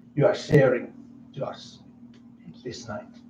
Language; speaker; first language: English; non-native, fluent; Finnish